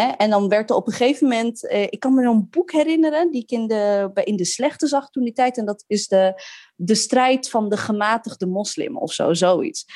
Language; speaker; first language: Dutch; early bilingual, other home language; Arabic